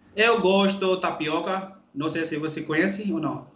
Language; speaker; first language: Portuguese; non-native, fluent; Urdu